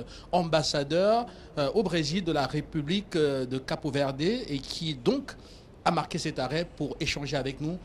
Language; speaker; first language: French; native; French